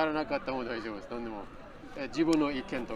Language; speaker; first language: Japanese; non-native, learner; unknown